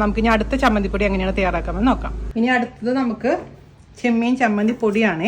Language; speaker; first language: Malayalam; native; Malayalam